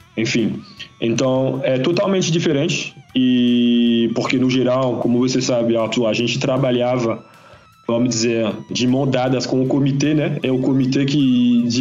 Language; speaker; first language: Portuguese; non-native, fluent; French